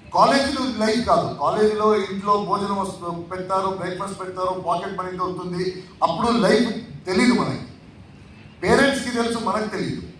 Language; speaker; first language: Telugu; non-native, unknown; Tulu